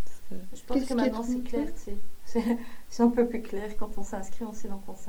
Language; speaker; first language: French; native; French